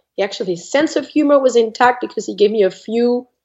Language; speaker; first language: English; non-native, fluent; French